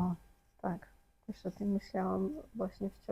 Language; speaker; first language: Polish; non-native, fluent; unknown